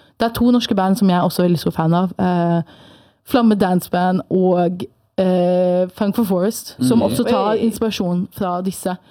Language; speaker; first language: Norwegian; early bilingual, other home language; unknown